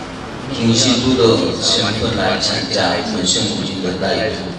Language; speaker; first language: Chinese; non-native, learner; Korean